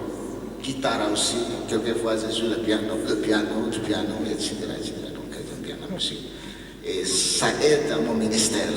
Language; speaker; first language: French; non-native, learner; Indonesian